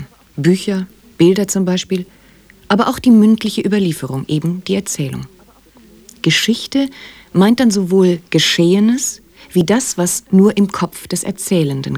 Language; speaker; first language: German; native; German